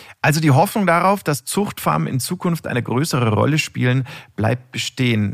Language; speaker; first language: German; native; German